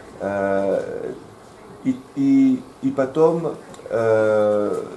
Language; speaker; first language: Russian; non-native, fluent; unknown